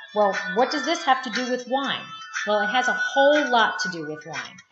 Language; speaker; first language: English; native; English